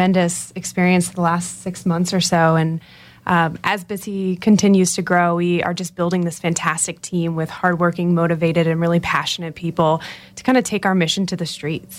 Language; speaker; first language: English; native; English